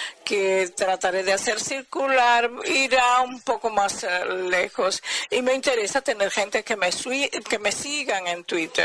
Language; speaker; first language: Spanish; non-native, fluent; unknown